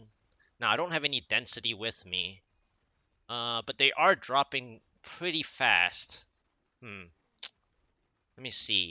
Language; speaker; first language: English; native; English